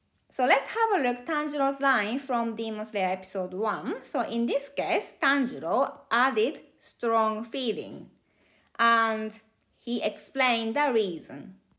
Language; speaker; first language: English; non-native, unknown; Japanese